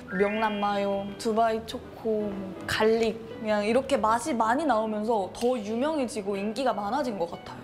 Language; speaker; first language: Korean; native; Korean